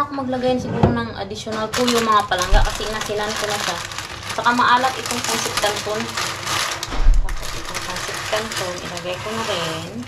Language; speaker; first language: Filipino; non-native, local second language; Cebuano